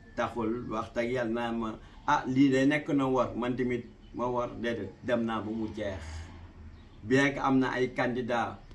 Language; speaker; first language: Wolof; non-native, local second language; Fula